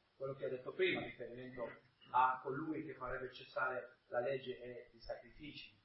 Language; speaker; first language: Italian; non-native, fluent; English